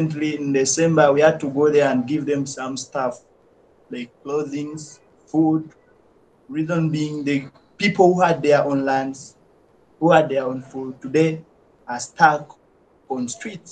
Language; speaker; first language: English; non-native, local second language; Ganda